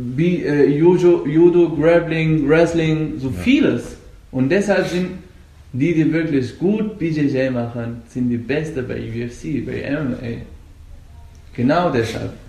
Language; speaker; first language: German; non-native, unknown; Persian